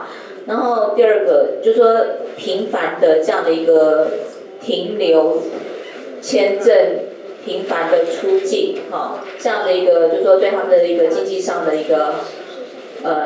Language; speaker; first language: Chinese; native; Chinese